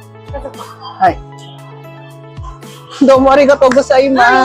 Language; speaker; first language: Japanese; non-native, learner; Filipino